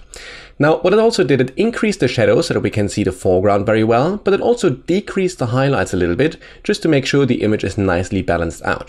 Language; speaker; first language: English; non-native, fluent; German